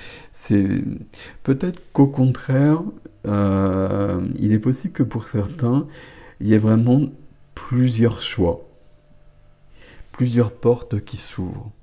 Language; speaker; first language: French; native; French